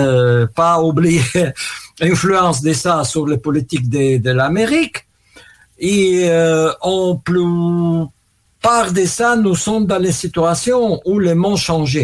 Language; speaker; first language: French; non-native, learner; Russian